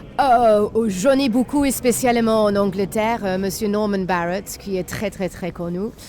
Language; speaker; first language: French; non-native, fluent; English